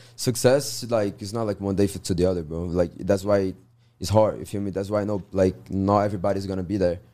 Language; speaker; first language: English; non-native, learner; Portuguese